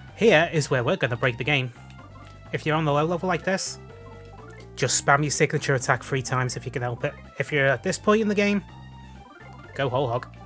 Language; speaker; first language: English; native; English